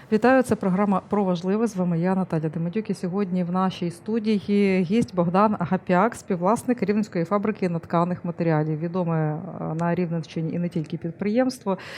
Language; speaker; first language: Ukrainian; native; Ukrainian